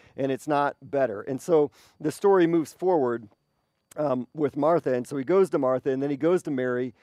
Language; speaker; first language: English; native; English